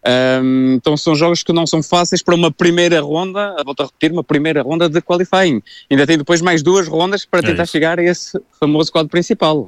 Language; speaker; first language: Portuguese; native; Portuguese